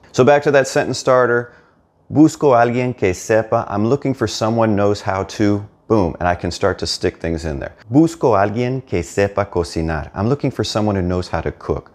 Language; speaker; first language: English; native; English